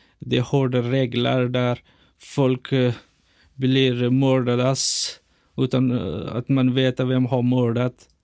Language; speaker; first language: Swedish; non-native, fluent; Persian